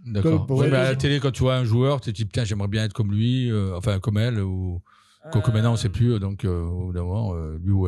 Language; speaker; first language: French; native; French